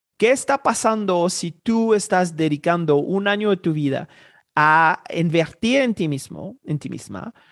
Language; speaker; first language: Spanish; non-native, fluent; Haitian Creole